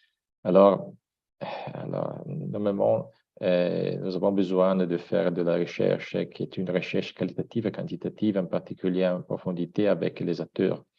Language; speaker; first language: French; non-native, fluent; Italian